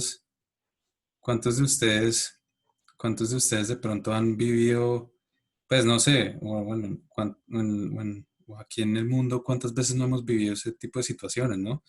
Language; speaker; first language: Spanish; native; Spanish